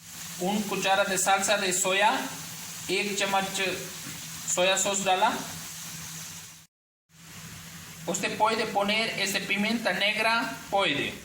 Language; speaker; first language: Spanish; non-native, learner; Urdu